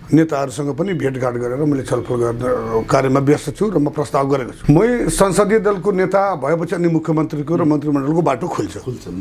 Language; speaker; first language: Nepali; non-native, local second language; Bhojpuri